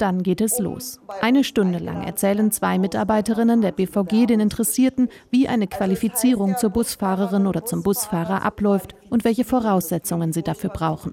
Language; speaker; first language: German; native; German